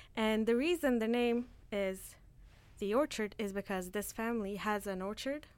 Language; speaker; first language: English; non-native, fluent; Turkish